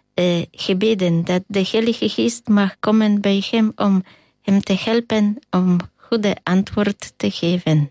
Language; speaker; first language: Dutch; non-native, learner; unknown